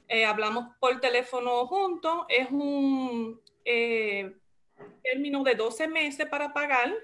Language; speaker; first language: Spanish; early bilingual, heritage; Spanish